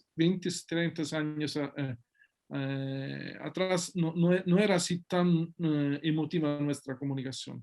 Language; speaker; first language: Spanish; non-native, fluent; Italian